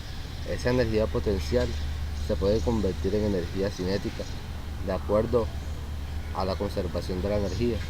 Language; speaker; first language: Spanish; native; Spanish